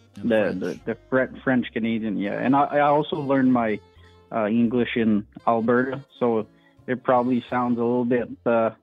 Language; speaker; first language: English; non-native, fluent; French